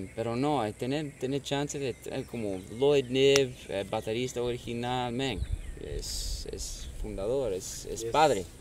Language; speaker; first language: Spanish; non-native, fluent; English